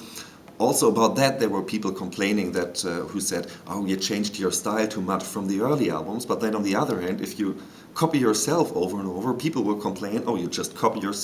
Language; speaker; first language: English; non-native, fluent; German